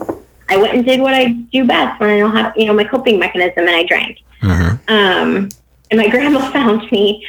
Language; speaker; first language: English; native; English